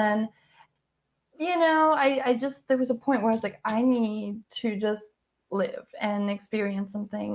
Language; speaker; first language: English; native; English